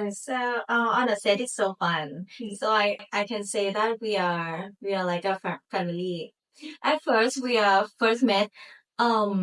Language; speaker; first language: English; non-native, learner; Thai